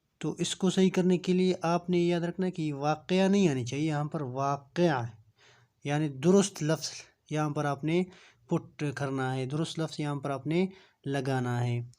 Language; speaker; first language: Urdu; non-native, local second language; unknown